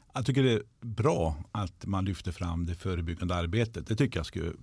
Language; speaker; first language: Swedish; native; Swedish